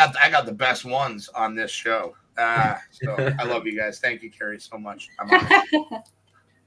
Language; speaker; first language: English; native; English